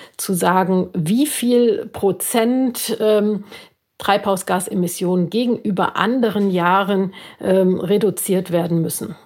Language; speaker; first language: German; native; German